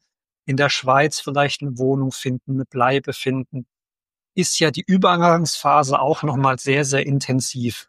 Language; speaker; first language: German; native; German